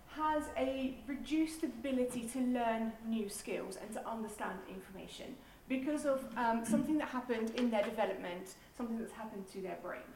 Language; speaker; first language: English; non-native, fluent; Dutch